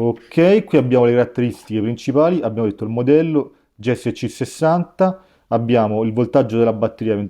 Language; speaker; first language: Italian; native; Italian